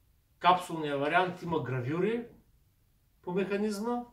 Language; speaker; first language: Bulgarian; native; Bulgarian